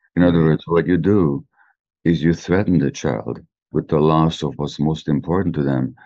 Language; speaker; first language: English; native; English